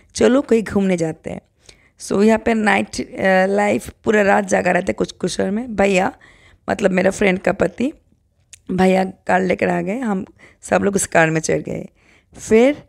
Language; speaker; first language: Hindi; non-native, local second language; Bangla